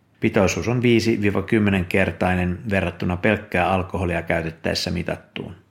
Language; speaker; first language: Finnish; native; Finnish